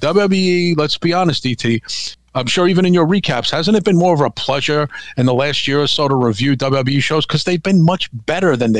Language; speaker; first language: English; native; English